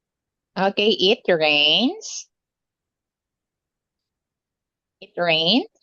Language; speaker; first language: English; non-native, local second language; Filipino